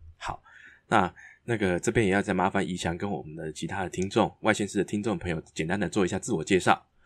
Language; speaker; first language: Chinese; native; Chinese